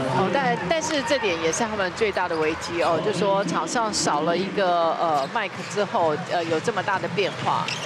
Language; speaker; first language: Chinese; native; Chinese